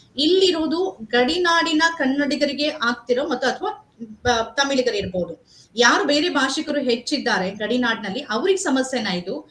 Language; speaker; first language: Kannada; native; Kannada